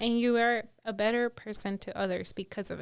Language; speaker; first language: English; early bilingual, other home language; Spanish